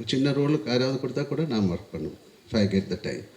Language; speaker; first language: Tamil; non-native, learner; Malayalam